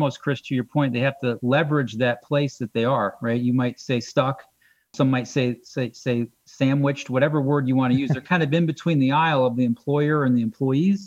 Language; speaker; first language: English; native; English